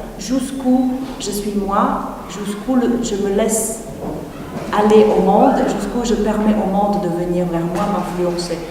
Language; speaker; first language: French; non-native, fluent; Czech